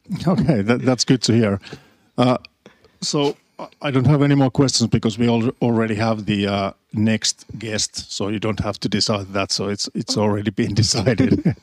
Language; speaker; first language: English; non-native, fluent; Finnish